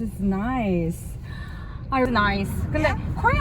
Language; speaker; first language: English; non-native, learner; Korean